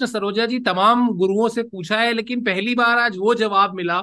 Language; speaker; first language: Hindi; native; Hindi